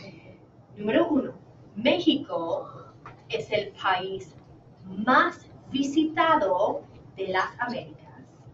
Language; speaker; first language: Spanish; non-native, learner; English